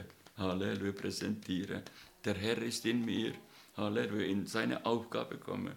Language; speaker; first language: German; non-native, fluent; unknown